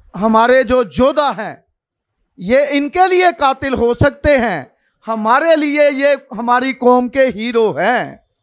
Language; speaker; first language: Hindi; non-native, local second language; Punjabi